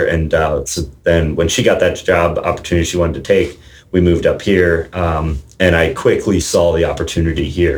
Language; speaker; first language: English; native; English